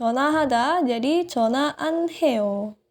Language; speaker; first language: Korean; non-native, fluent; Indonesian